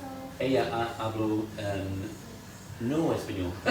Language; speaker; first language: Spanish; non-native, learner; English